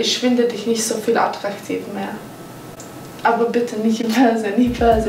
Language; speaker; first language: German; non-native, learner; English